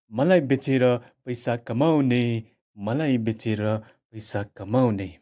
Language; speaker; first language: Nepali; non-native, local second language; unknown